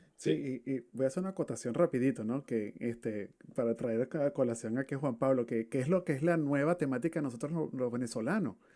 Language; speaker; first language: Spanish; native; Spanish